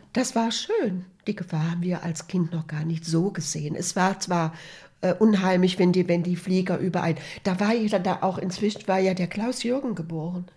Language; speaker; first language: German; native; German